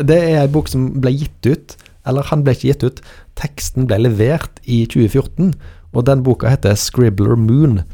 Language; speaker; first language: Norwegian; native; Norwegian